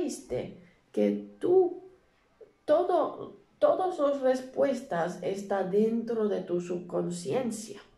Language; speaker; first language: Spanish; non-native, learner; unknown